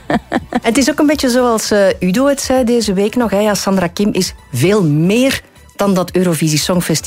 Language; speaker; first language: Dutch; native; Dutch